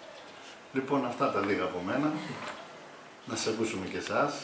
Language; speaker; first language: Greek; native; Greek